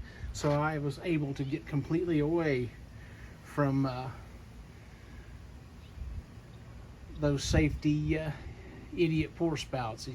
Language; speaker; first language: English; native; English